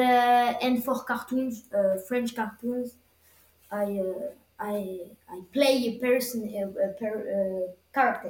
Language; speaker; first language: English; non-native, learner; French